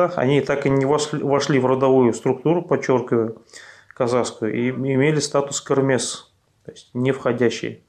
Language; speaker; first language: Russian; native; Russian